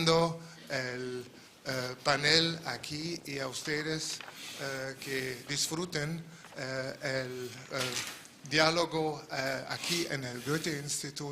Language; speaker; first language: Spanish; non-native, fluent; German